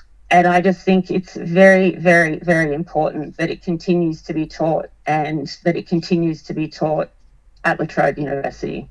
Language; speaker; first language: English; native; English